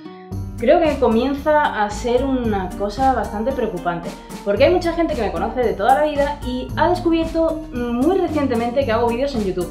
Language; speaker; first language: Spanish; native; Spanish